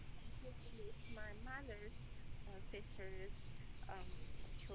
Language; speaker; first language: English; non-native, learner; Chinese